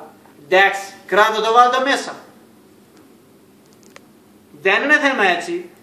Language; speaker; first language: Greek; non-native, learner; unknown